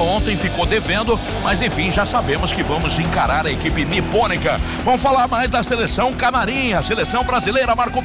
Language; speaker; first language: Portuguese; native; Portuguese